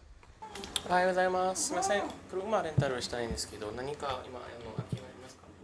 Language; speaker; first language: Japanese; non-native, fluent; German